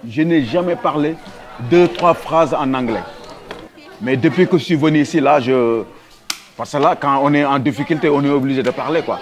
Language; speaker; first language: French; non-native, local second language; Wolof